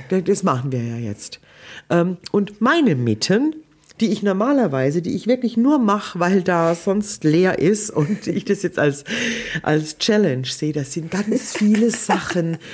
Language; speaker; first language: German; native; German